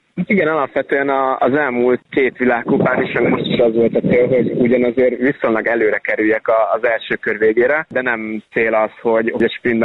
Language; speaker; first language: Hungarian; native; Hungarian